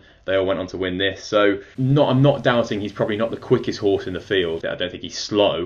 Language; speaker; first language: English; native; English